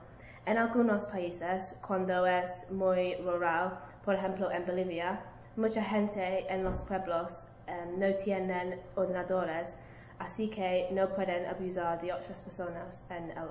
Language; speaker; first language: Spanish; non-native, learner; English